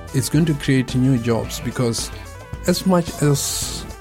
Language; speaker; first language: English; non-native, local second language; Tswana